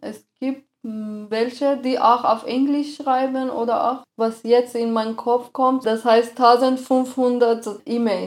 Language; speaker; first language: German; non-native, fluent; Persian